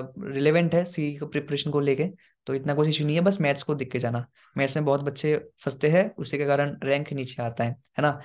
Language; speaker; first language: Hindi; non-native, local second language; Assamese